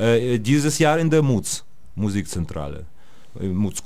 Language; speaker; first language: German; non-native, fluent; Russian